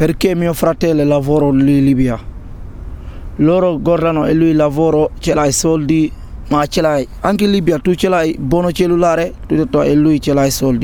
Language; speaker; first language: Italian; non-native, learner; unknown